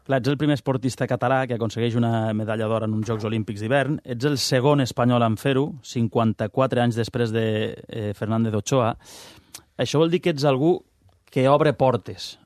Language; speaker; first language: Catalan; native; Catalan